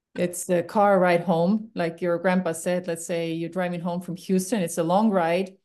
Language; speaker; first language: English; non-native, fluent; Estonian